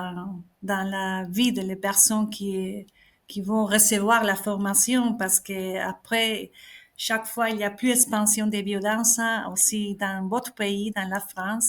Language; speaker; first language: French; non-native, fluent; Spanish